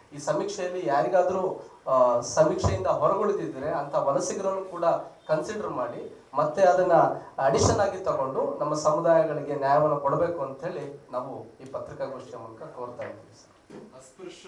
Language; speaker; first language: Kannada; non-native, local second language; Lambadi